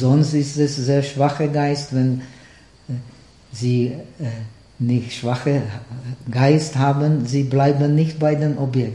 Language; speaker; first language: German; non-native, fluent; Czech